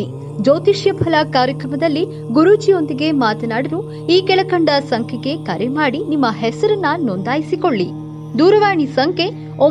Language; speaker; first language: Kannada; native; Kannada